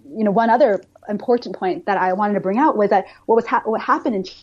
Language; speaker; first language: English; native; English